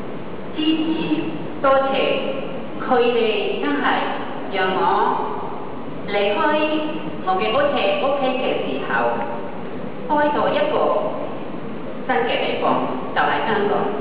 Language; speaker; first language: Cantonese; non-native, learner; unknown